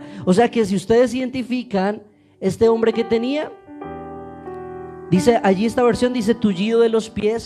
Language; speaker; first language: Spanish; native; Spanish